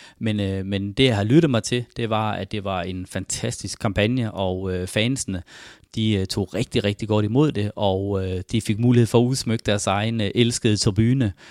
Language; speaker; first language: Danish; native; Danish